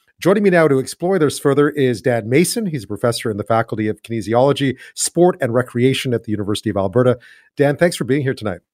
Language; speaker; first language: English; native; English